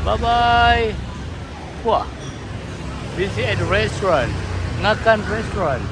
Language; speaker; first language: English; non-native, local second language; Indonesian